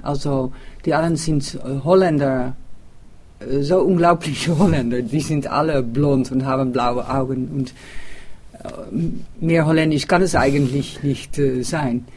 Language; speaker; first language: German; non-native, learner; Dutch